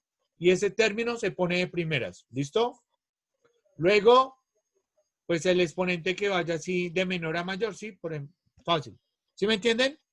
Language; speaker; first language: Spanish; native; Spanish